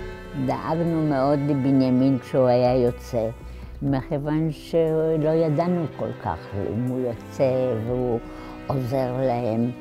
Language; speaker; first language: Hebrew; non-native, fluent; Polish